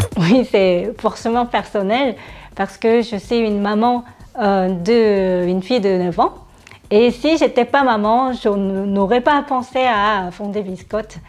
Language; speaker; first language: French; non-native, fluent; Korean